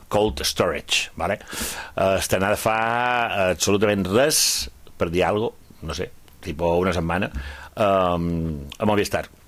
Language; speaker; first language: Catalan; native; Catalan